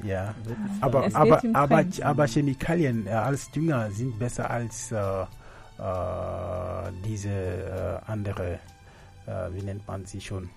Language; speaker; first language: German; non-native, fluent; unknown